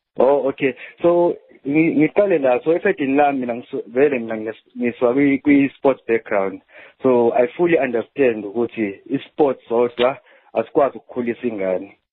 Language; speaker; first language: Zulu; native; Zulu